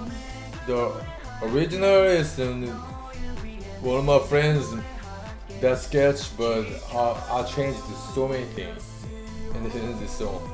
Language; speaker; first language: English; non-native, learner; Korean